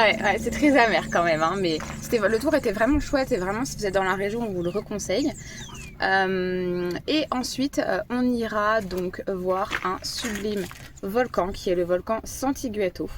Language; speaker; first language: French; native; French